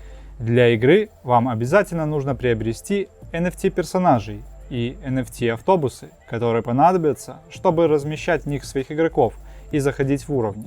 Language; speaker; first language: Russian; native; Russian